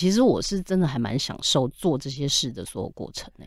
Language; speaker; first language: Chinese; native; Chinese